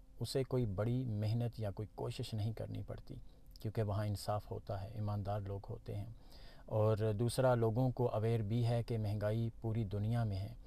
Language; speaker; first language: Urdu; native; Urdu